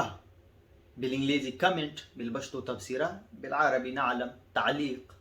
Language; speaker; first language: Arabic; non-native, fluent; Pashto